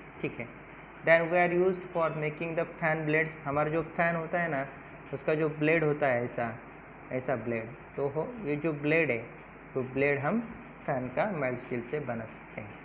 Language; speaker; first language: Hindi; non-native, local second language; Marathi